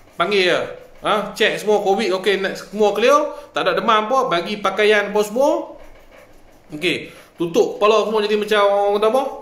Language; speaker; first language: Malay; native; Malay